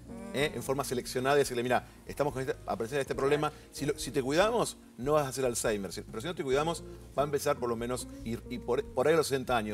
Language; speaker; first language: Spanish; native; Spanish